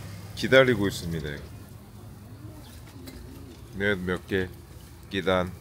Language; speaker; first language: Korean; native; Korean